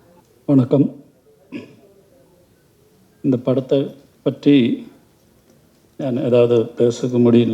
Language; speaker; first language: Tamil; non-native, learner; Malayalam